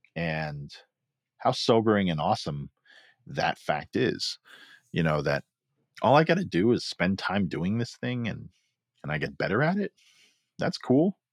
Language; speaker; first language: English; early bilingual, other home language; Filipino